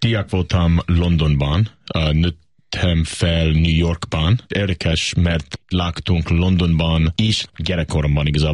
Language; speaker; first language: Hungarian; non-native, learner; English